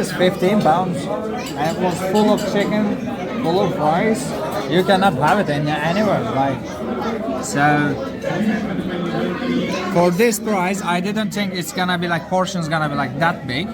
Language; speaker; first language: English; non-native, learner; Turkish